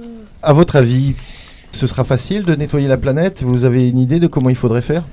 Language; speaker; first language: French; native; French